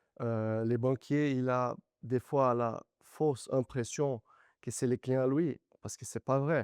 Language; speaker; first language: French; non-native, learner; Portuguese